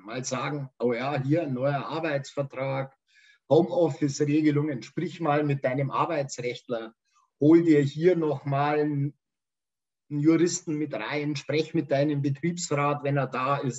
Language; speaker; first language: German; native; German